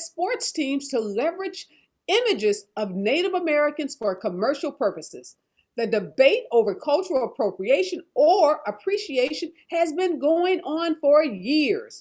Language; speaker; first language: English; native; English